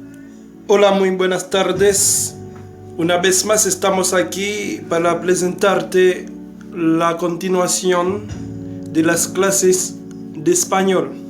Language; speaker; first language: Spanish; non-native, fluent; Haitian Creole